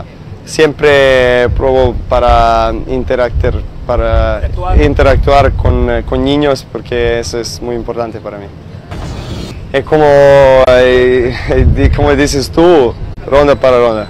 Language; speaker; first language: Spanish; non-native, learner; Serbian